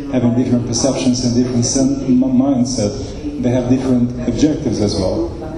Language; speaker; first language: English; non-native, fluent; Romanian